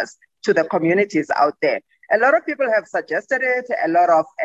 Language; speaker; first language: English; non-native, local second language; Xhosa